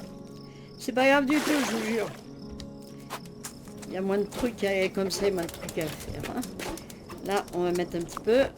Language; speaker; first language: French; native; French